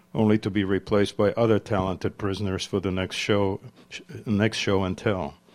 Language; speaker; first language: English; early bilingual, other home language; Czech